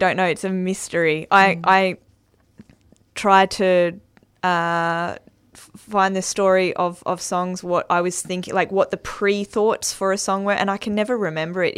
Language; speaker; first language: English; native; English